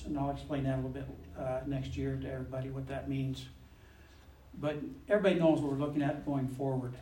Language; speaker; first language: English; native; English